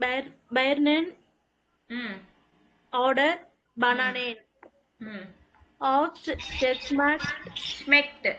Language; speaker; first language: German; non-native, learner; Tamil